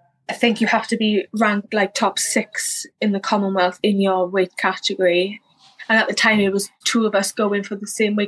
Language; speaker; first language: English; native; English